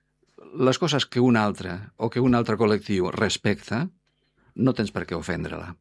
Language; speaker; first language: Catalan; non-native, fluent; Spanish